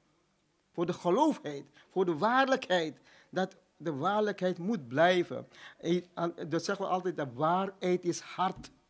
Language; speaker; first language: Dutch; non-native, fluent; Urdu